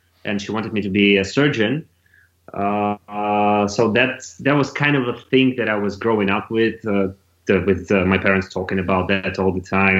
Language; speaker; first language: English; non-native, fluent; Russian